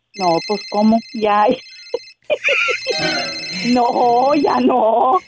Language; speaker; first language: Spanish; native; Spanish